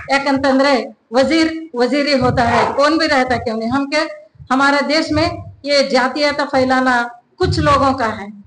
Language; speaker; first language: Hindi; non-native, local second language; Kannada